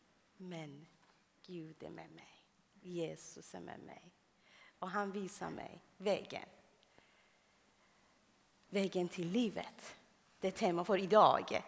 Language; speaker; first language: Swedish; non-native, fluent; Persian